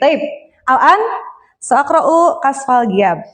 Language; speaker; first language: Arabic; non-native, fluent; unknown